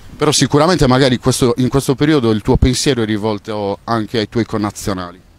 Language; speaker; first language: Italian; native; Italian